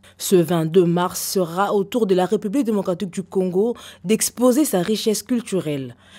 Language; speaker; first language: French; non-native, local second language; Lingala